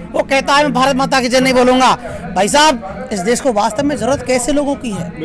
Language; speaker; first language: Hindi; native; Hindi